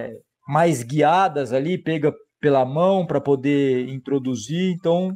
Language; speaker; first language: Portuguese; native; Portuguese